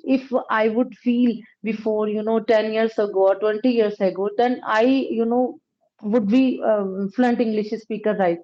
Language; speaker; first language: English; non-native, local second language; Punjabi